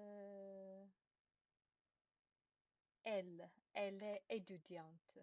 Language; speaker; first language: French; non-native, learner; Chinese